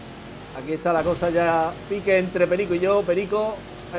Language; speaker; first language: Spanish; native; Spanish